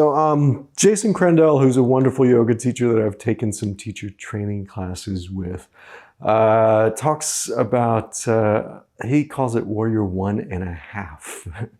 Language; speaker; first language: English; native; English